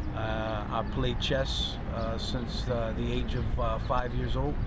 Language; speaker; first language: English; native; English